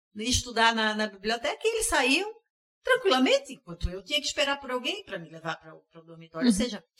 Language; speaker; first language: Portuguese; early bilingual, heritage; English